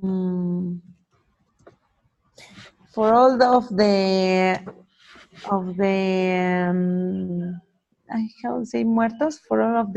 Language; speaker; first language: English; non-native, learner; Spanish